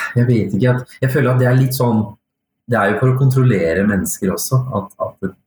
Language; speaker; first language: Norwegian; early bilingual, other home language; Urdu